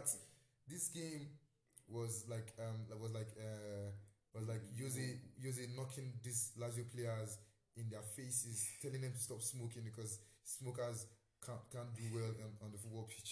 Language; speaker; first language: English; non-native, local second language; Yoruba